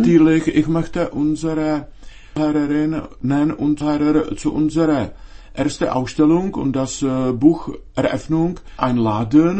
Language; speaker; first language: German; non-native, fluent; Czech